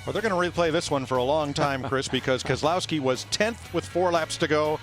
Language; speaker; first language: English; native; English